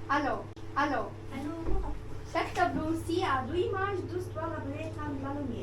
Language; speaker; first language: French; non-native, learner; Arabic